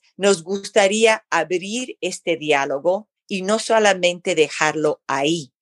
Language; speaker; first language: Spanish; early bilingual, heritage; Spanish